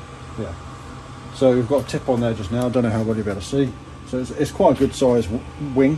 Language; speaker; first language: English; native; English